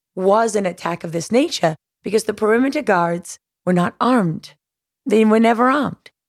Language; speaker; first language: English; native; English